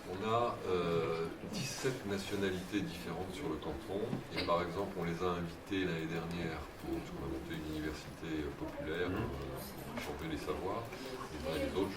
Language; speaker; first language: French; native; French